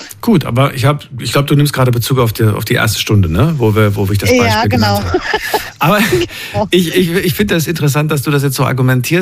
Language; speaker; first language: German; native; German